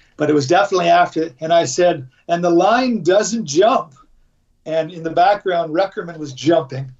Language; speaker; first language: English; native; English